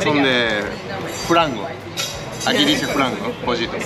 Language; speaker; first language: Spanish; non-native, fluent; Japanese